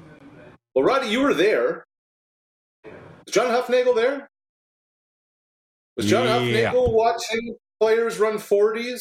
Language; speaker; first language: English; native; English